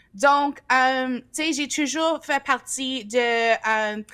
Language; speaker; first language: French; native; French